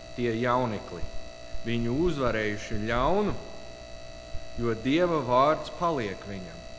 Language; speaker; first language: Latvian; non-native, learner; English